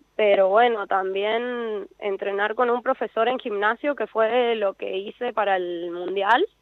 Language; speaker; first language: Spanish; native; Spanish